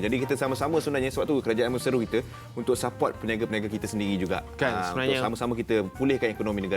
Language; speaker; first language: Malay; native; Malay